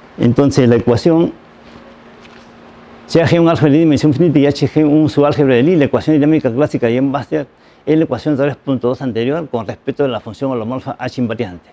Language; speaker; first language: Spanish; native; Spanish